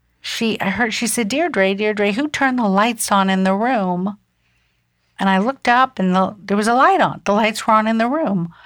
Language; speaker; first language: English; early bilingual, other home language; German